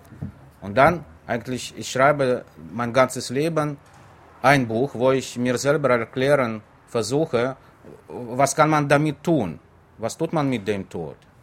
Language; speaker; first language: German; non-native, fluent; Russian